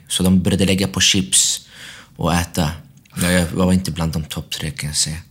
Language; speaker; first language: Swedish; early bilingual, other home language; Arabic